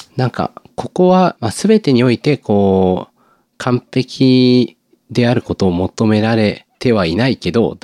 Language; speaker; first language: Japanese; native; Japanese